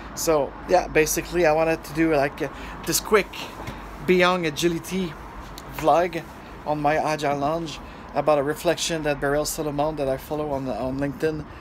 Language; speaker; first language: English; non-native, fluent; French